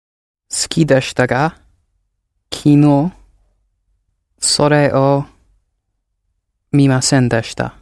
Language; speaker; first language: Japanese; non-native, learner; English